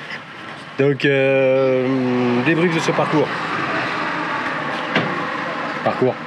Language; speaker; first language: French; native; French